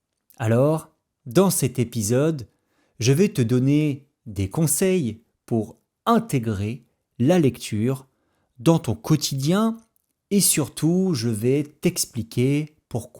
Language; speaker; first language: French; native; French